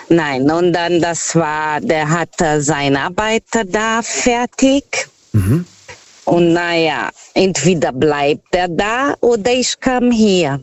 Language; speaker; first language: German; non-native, learner; Portuguese